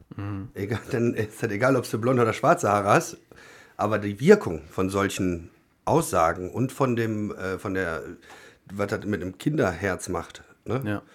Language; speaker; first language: German; native; German